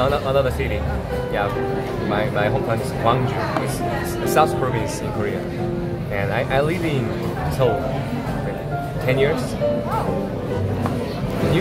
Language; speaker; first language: English; non-native, learner; Korean